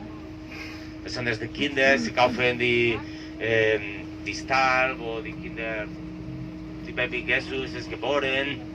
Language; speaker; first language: German; non-native, learner; Catalan